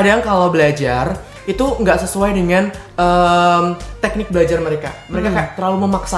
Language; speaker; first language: Indonesian; native; Indonesian